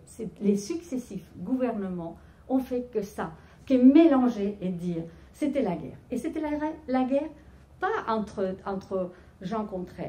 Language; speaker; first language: French; non-native, fluent; Spanish